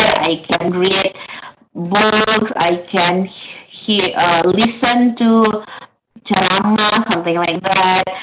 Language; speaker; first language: English; non-native, learner; Indonesian